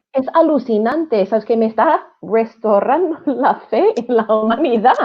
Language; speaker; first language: Spanish; non-native, fluent; English